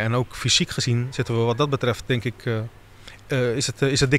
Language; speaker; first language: Dutch; native; Dutch